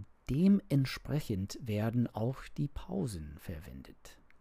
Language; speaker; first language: German; non-native, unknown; English